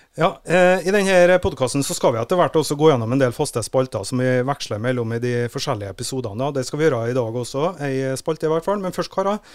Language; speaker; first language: Norwegian; native; Norwegian